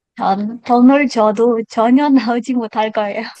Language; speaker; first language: Korean; non-native, learner; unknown